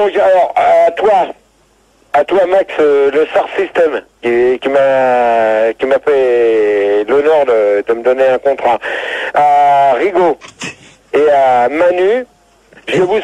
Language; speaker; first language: French; native; French